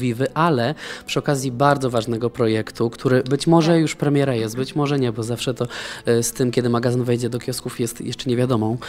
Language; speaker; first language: Polish; native; Polish